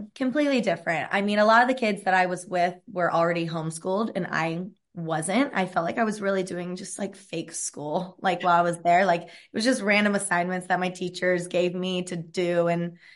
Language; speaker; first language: English; native; English